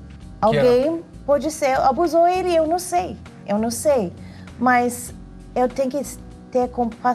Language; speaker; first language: Portuguese; non-native, learner; English